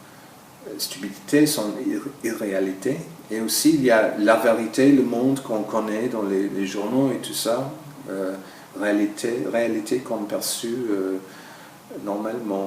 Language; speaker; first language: French; non-native, fluent; English